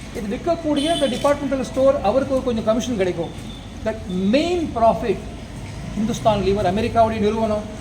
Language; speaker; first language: Tamil; non-native, local second language; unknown